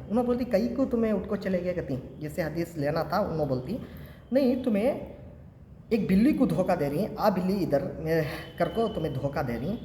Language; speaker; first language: Urdu; native; Urdu